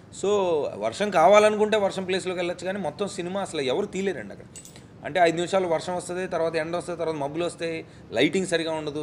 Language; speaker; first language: Telugu; native; Telugu